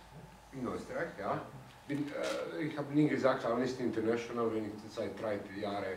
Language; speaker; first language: German; non-native, learner; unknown